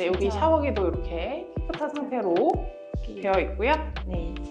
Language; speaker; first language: Korean; native; Korean